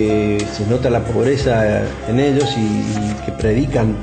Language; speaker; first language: Spanish; native; Spanish